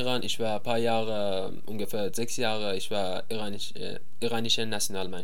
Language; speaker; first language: German; non-native, learner; Persian